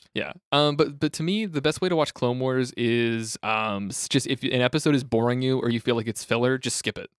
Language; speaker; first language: English; native; English